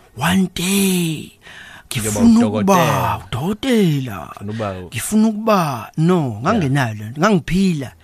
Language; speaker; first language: Zulu; native; Zulu